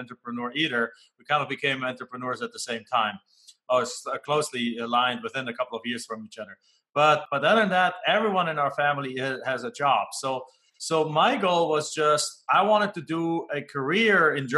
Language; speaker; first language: English; non-native, fluent; German